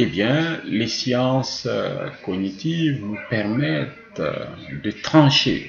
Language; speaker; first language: French; non-native, local second language; Swahili